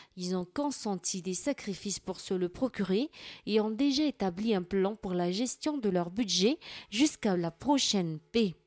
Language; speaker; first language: French; non-native, local second language; Malagasy